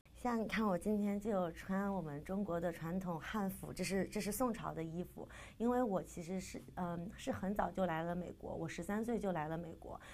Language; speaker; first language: Chinese; native; Chinese